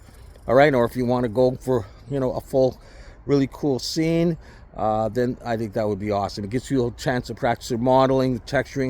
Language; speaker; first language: English; native; English